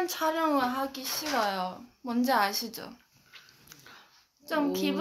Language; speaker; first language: Korean; non-native, fluent; Chinese